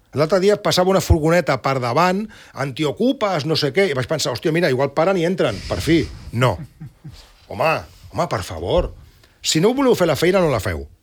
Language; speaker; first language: Catalan; non-native, local second language; Spanish